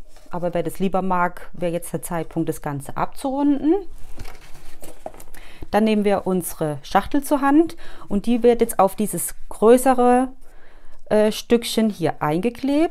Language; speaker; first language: German; native; German